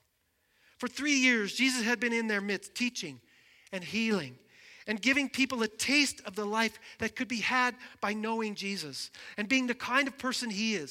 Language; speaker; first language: English; native; English